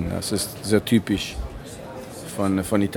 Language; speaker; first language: German; non-native, learner; Italian